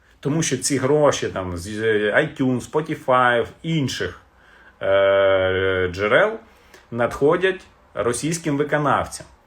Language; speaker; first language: Ukrainian; non-native, local second language; Russian